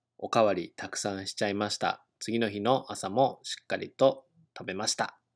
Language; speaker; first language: Japanese; native; Japanese